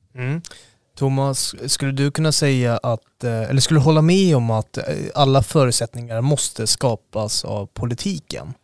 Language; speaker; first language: Swedish; native; Swedish